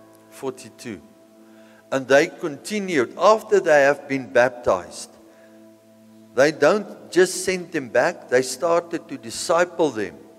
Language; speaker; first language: English; non-native, local second language; Afrikaans